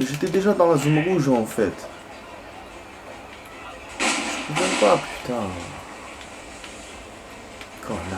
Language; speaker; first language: French; native; French